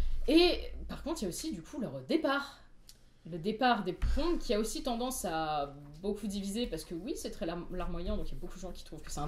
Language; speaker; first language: French; native; French